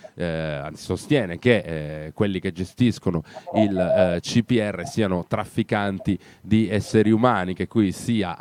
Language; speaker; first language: Italian; native; Italian